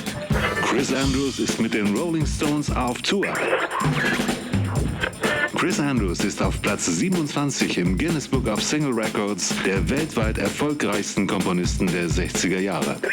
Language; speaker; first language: German; native; German